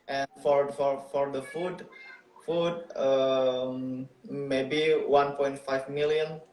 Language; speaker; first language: English; non-native, local second language; Indonesian